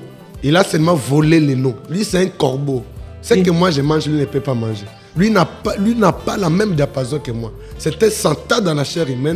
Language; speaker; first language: French; non-native, local second language; Lingala